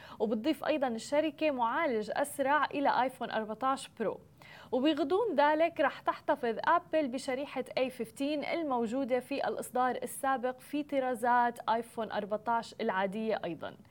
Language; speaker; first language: Arabic; native; Arabic